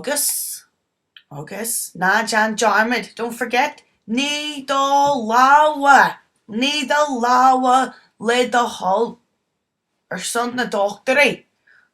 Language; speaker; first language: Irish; non-native, local second language; English